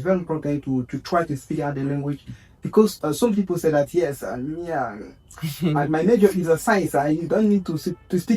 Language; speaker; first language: English; non-native, learner; French